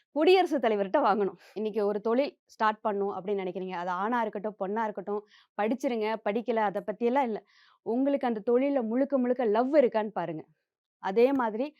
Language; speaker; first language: Tamil; native; Tamil